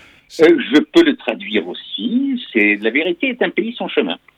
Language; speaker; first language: French; non-native, fluent; German